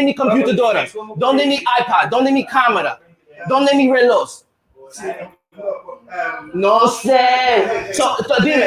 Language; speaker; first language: Spanish; non-native, learner; English